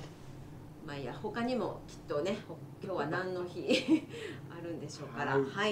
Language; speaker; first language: Japanese; native; Japanese